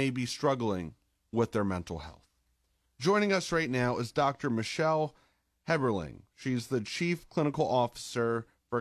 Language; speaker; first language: English; native; English